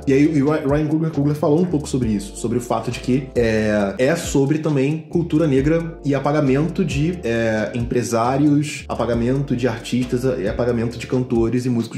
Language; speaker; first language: Portuguese; native; Portuguese